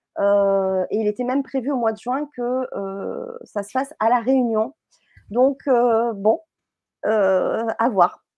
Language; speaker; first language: French; native; French